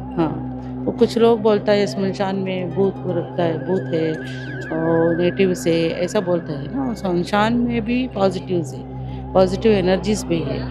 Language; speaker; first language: Hindi; non-native, local second language; Kannada